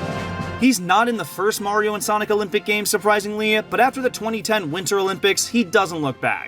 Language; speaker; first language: English; native; English